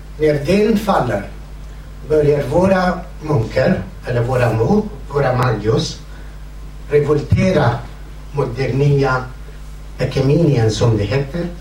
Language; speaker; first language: Swedish; non-native, fluent; Kurdish